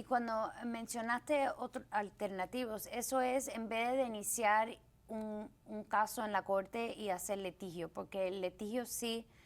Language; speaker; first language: Spanish; early bilingual, heritage; Spanish